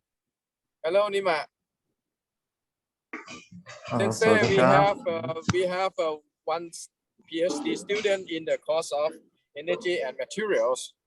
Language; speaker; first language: English; non-native, fluent; Thai